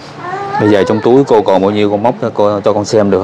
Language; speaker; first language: Vietnamese; native; Vietnamese